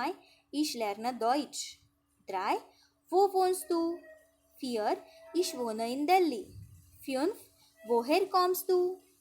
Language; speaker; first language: German; non-native, fluent; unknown